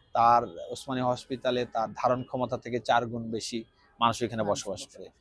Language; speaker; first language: Bangla; native; Bangla